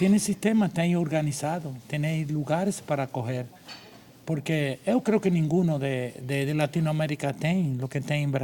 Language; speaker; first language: Portuguese; non-native, learner; Spanish